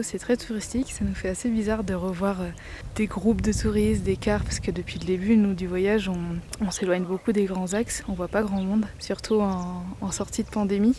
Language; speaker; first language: French; native; French